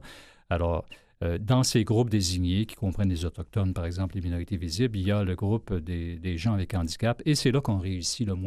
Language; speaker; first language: French; native; French